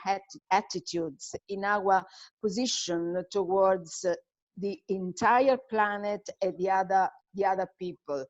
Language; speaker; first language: English; non-native, fluent; Italian